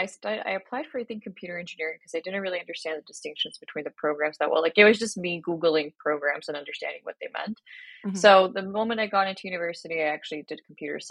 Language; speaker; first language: English; non-native, fluent; Georgian